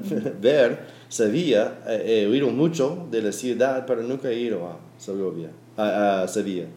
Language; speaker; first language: Spanish; non-native, learner; English